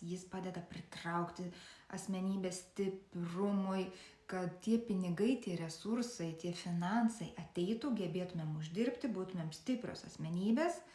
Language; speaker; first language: Lithuanian; native; Lithuanian